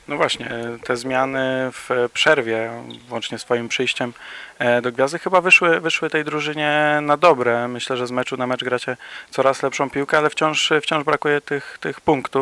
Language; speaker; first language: Polish; native; Polish